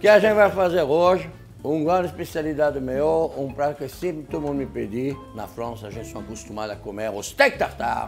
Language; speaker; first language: Portuguese; non-native, fluent; French